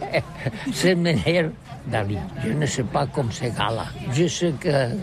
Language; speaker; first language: French; non-native, learner; Catalan